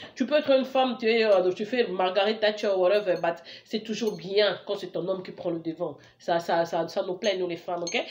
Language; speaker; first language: French; non-native, local second language; Lingala